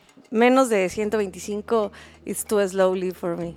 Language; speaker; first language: English; non-native, learner; Spanish